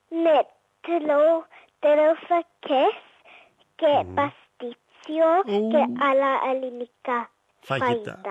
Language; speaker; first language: Greek; early bilingual, heritage; Greek